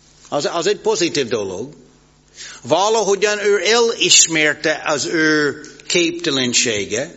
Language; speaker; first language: Hungarian; non-native, fluent; English